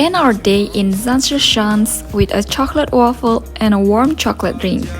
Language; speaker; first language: English; non-native, fluent; Indonesian